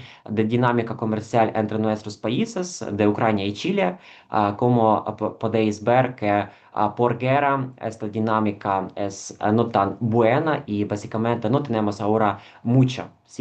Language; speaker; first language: Spanish; non-native, fluent; Ukrainian